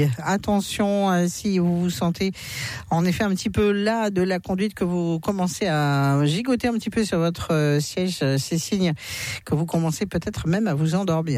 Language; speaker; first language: French; native; French